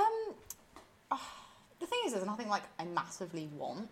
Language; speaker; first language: English; native; English